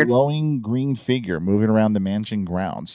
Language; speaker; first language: English; native; English